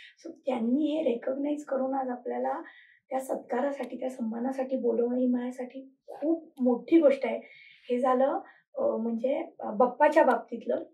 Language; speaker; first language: Marathi; native; Marathi